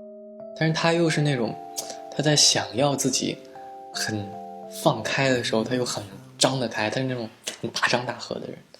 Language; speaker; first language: Chinese; native; Chinese